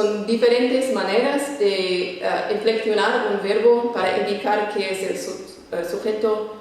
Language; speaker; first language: Spanish; non-native, fluent; English